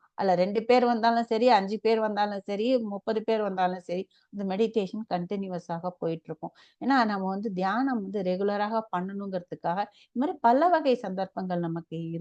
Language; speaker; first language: Tamil; native; Tamil